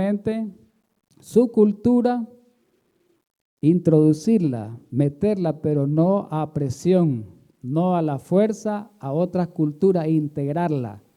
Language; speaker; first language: Spanish; native; Spanish